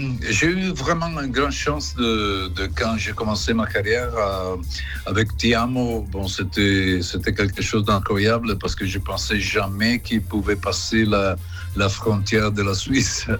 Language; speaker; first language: French; non-native, fluent; Italian